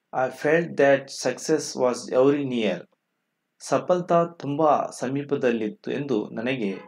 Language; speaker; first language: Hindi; non-native, local second language; Kannada